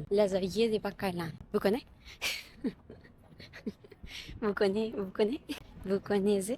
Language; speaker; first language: French; non-native, learner; Spanish